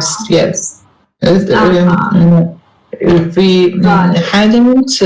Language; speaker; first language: English; non-native, learner; Persian